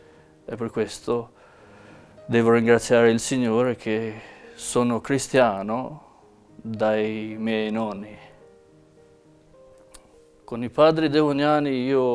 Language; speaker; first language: Italian; non-native, fluent; Albanian